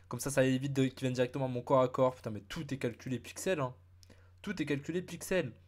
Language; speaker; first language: French; native; French